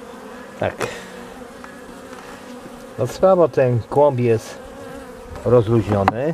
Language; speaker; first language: Polish; native; Polish